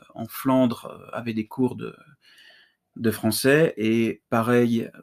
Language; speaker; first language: French; native; French